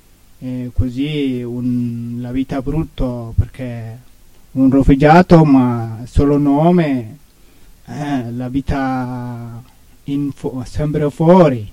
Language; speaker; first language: Italian; non-native, learner; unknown